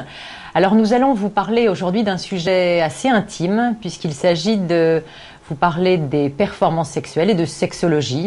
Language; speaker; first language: French; native; French